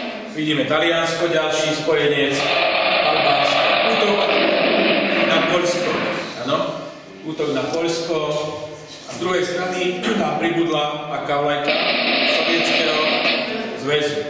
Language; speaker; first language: Slovak; native; Slovak